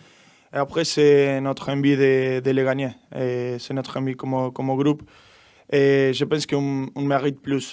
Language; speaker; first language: French; non-native, learner; Spanish